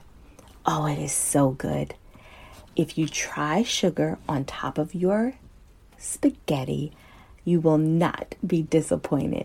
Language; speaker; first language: English; native; English